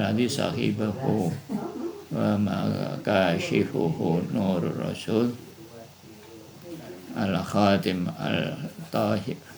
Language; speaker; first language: Arabic; non-native, fluent; Indonesian